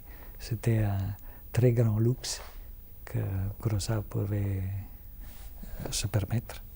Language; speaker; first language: French; non-native, fluent; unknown